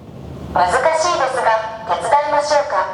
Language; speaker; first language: Japanese; non-native, learner; Bangla